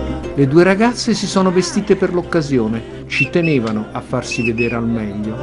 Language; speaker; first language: Italian; native; Italian